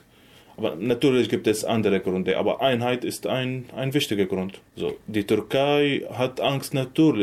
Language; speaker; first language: German; non-native, learner; Arabic